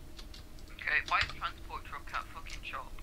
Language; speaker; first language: English; native; English